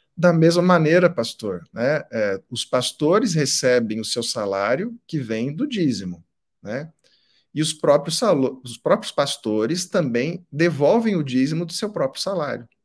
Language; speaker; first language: Portuguese; native; Portuguese